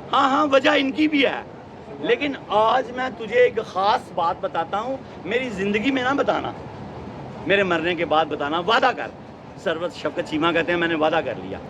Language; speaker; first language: Urdu; non-native, local second language; Punjabi